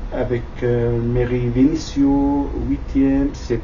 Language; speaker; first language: French; non-native, learner; Kurdish